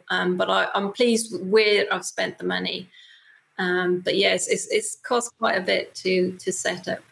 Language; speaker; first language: English; native; English